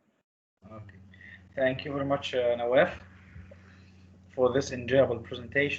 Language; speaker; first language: English; non-native, fluent; Arabic